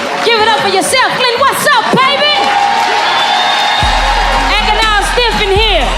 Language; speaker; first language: English; native; English